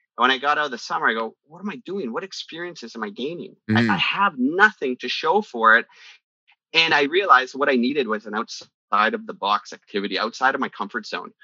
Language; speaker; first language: English; early bilingual, other home language; Italian